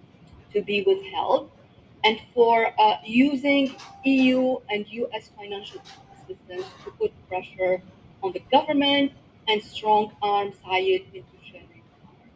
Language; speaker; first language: English; non-native, local second language; Arabic